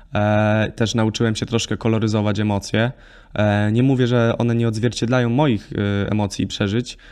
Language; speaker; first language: Polish; native; Polish